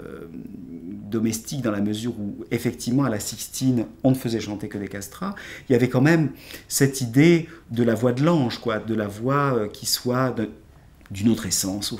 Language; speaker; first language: French; native; French